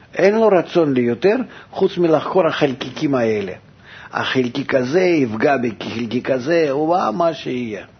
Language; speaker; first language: Hebrew; non-native, fluent; Russian